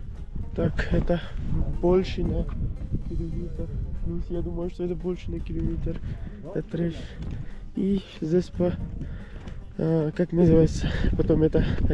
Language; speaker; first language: Russian; non-native, learner; Persian